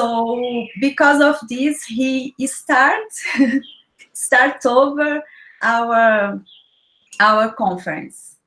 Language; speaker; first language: English; non-native, learner; Portuguese